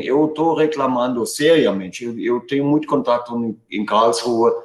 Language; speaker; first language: Portuguese; non-native, fluent; German